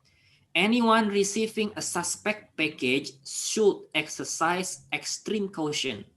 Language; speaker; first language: English; non-native, fluent; Indonesian